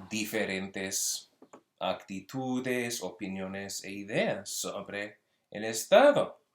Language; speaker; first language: Spanish; early bilingual, heritage; Spanish